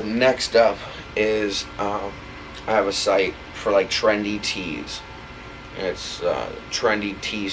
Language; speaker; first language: English; native; English